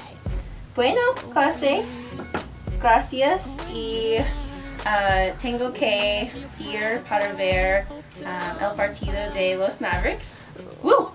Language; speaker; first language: Spanish; non-native, learner; English